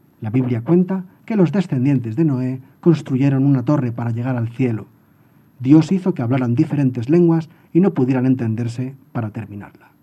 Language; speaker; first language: Spanish; native; Spanish